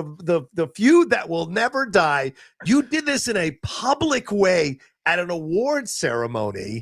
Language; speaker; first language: English; native; English